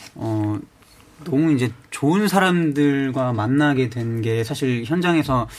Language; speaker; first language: Korean; native; Korean